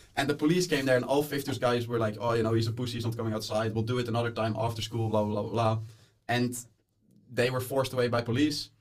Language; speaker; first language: English; non-native, fluent; Dutch